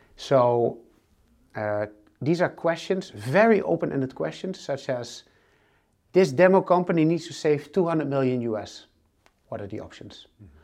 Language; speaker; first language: English; non-native, fluent; Dutch